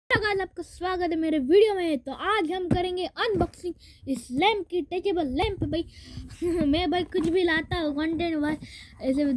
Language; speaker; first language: Hindi; native; Hindi